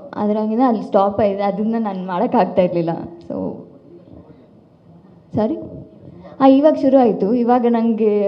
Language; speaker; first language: Kannada; non-native, local second language; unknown